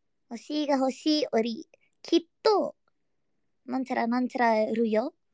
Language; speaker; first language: Japanese; non-native, learner; Indonesian